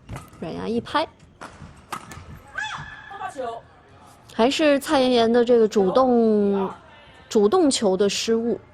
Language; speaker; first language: Chinese; native; Chinese